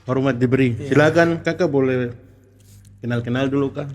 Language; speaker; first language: Malay; native; Malay